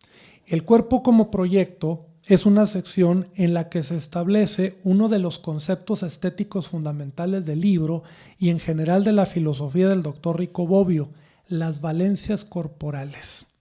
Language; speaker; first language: Spanish; native; Spanish